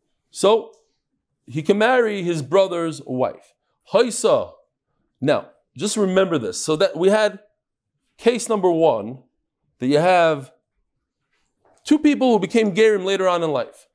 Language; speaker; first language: English; native; English